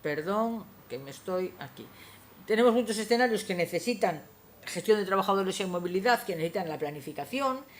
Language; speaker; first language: Spanish; non-native, local second language; Galician